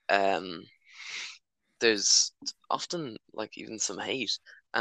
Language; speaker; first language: English; native; English